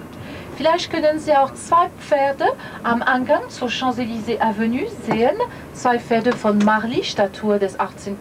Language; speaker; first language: German; non-native, fluent; French